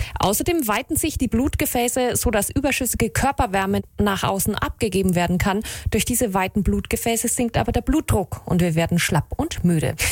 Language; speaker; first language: German; native; German